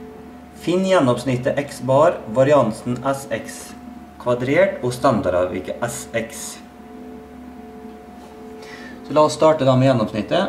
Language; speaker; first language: Norwegian; native; Norwegian